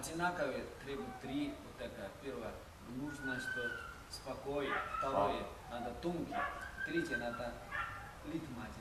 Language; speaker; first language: Russian; non-native, learner; Chinese